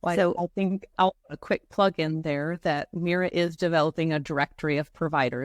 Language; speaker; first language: English; native; English